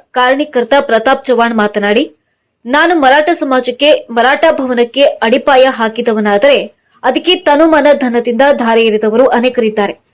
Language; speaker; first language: Kannada; native; Kannada